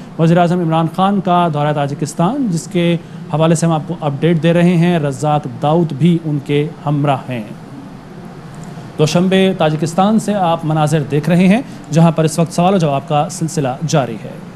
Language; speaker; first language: Urdu; native; Urdu